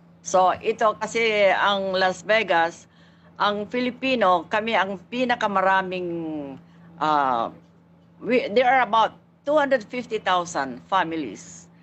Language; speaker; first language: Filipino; non-native, local second language; Pangasinan